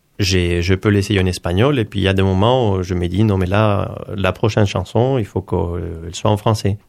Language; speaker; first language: French; non-native, fluent; Spanish